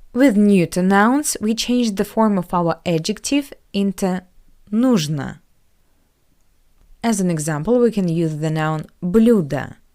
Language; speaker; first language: English; non-native, fluent; Russian